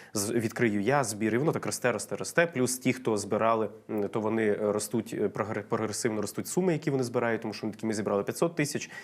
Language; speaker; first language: Ukrainian; non-native, local second language; Russian